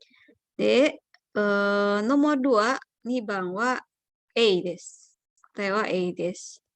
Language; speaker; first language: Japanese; non-native, fluent; Indonesian